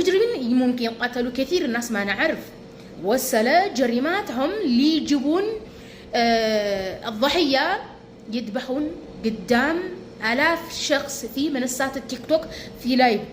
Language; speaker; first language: Arabic; non-native, fluent; Amharic